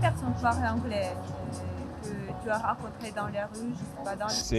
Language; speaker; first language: French; non-native, fluent; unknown